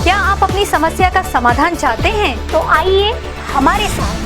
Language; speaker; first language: Hindi; native; Hindi